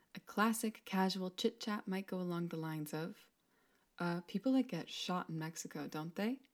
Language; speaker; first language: English; non-native, fluent; Spanish